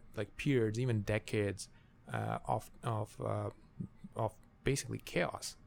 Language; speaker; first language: English; non-native, local second language; Urdu